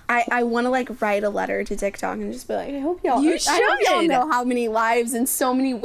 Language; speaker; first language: English; native; English